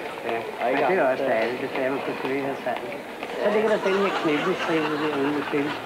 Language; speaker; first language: Danish; native; Danish